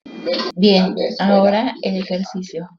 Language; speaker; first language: Spanish; native; Spanish